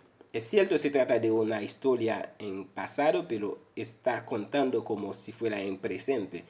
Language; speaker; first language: Spanish; non-native, fluent; Haitian Creole